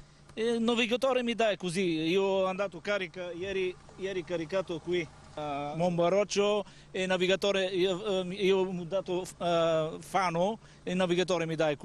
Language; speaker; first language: Italian; non-native, learner; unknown